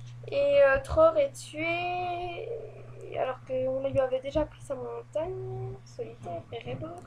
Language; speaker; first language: French; native; French